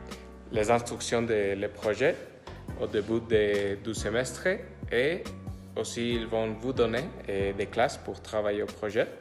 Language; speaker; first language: French; non-native, learner; Spanish